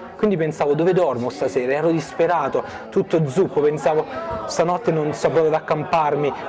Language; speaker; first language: Italian; native; Italian